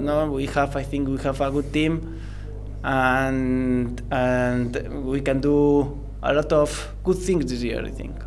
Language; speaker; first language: English; non-native, learner; Spanish